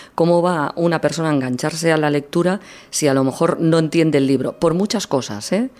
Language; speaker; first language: Spanish; native; Spanish